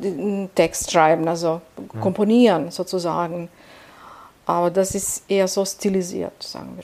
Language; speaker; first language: German; non-native, fluent; Serbian